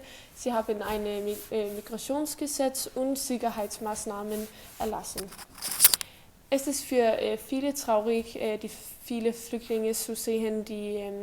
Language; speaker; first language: German; non-native, learner; Danish